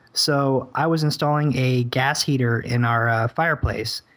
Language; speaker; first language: English; native; English